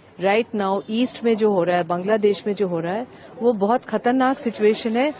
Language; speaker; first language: Hindi; non-native, local second language; Bangla